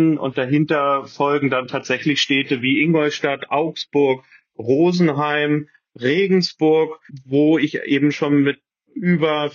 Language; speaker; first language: German; native; German